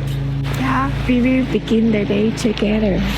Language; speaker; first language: English; non-native, learner; Thai